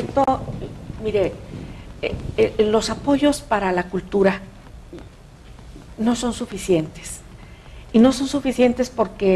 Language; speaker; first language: Spanish; native; Spanish